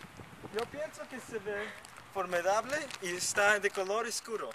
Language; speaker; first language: Spanish; non-native, learner; English